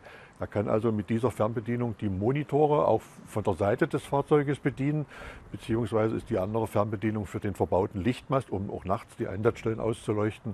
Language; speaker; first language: German; native; German